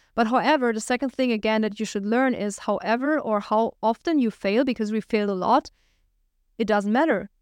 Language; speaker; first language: English; non-native, fluent; German